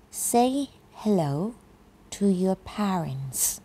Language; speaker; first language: English; non-native, fluent; Thai